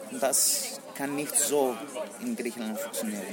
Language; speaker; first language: German; non-native, learner; Greek